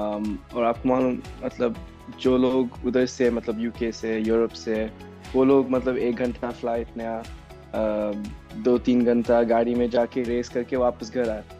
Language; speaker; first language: Hindi; non-native, local second language; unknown